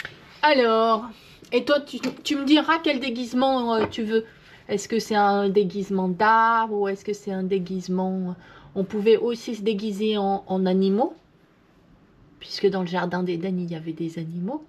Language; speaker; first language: French; native; French